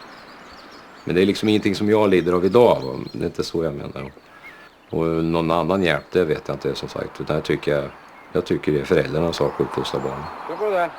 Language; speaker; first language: Swedish; native; Swedish